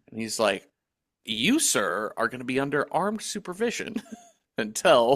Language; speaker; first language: English; native; English